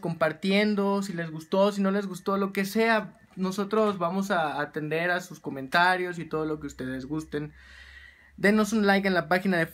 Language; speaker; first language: Spanish; native; Spanish